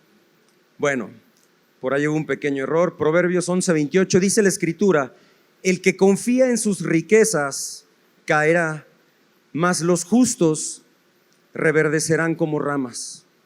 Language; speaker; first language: Spanish; native; Spanish